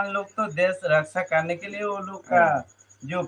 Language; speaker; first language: Hindi; non-native, local second language; Kok Borok